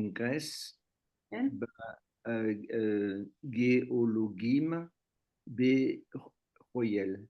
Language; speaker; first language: Hebrew; non-native, learner; French